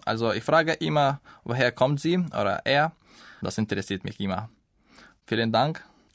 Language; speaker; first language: German; non-native, fluent; Russian